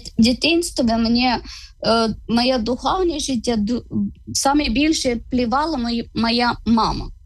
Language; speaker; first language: Ukrainian; non-native, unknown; Malayalam